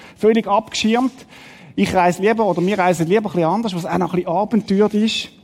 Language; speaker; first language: German; native; German